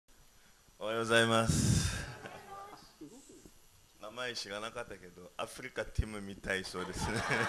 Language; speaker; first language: Japanese; non-native, learner; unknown